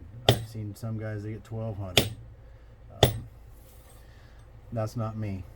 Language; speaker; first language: English; native; English